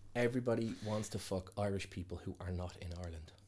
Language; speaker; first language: English; native; English